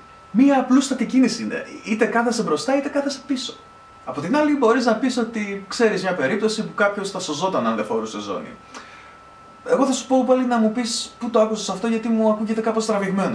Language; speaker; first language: Greek; native; Greek